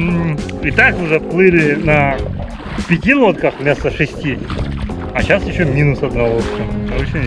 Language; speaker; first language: Russian; native; Russian